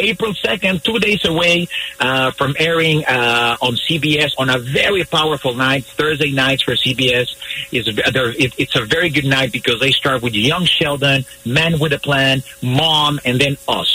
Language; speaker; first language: English; non-native, fluent; Spanish